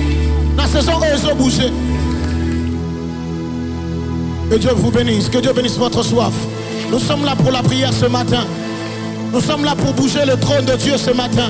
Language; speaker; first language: French; non-native, local second language; Lingala